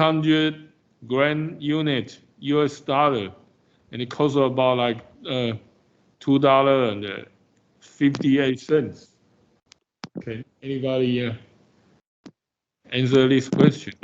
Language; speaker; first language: English; non-native, fluent; Chinese